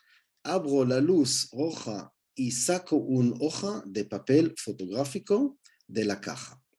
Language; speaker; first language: Spanish; non-native, learner; Hebrew